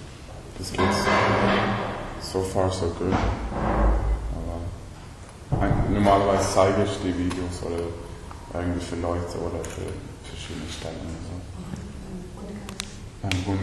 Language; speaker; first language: German; non-native, learner; Swedish